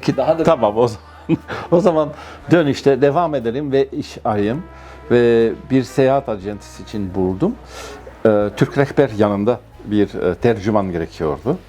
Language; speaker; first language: Turkish; non-native, fluent; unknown